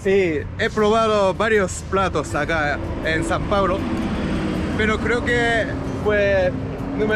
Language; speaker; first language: Spanish; non-native, fluent; Japanese